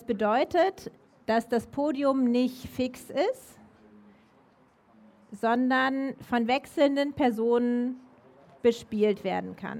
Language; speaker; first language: German; native; German